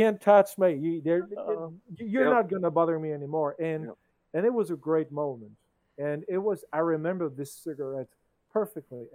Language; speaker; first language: English; non-native, fluent; French